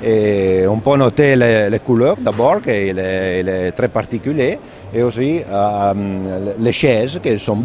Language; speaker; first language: French; non-native, fluent; Italian